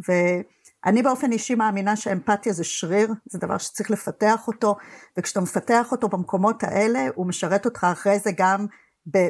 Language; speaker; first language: Hebrew; native; Hebrew